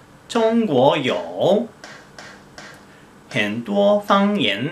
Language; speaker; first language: Chinese; non-native, fluent; Japanese